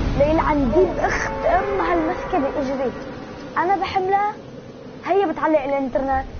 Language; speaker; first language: Arabic; native; Arabic